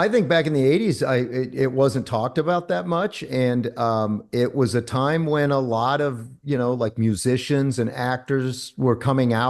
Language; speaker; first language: English; native; English